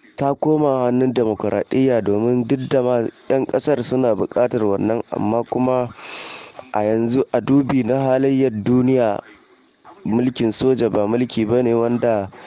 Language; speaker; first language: Hausa; native; Hausa